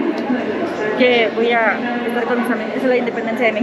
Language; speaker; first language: Spanish; native; Spanish